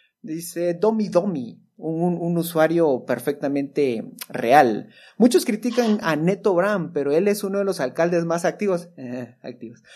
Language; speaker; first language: Spanish; native; Spanish